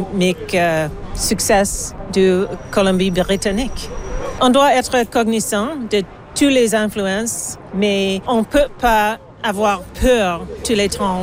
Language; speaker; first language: French; non-native, learner; English